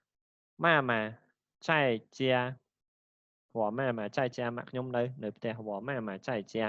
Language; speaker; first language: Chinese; non-native, fluent; Khmer